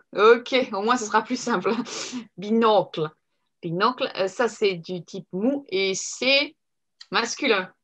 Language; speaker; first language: French; native; French